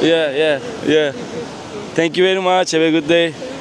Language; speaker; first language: English; non-native, learner; Turkish